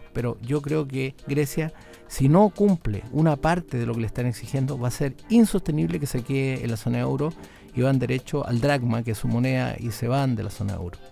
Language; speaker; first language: Spanish; native; Spanish